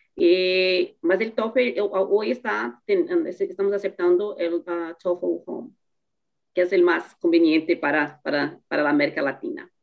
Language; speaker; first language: Spanish; non-native, fluent; Portuguese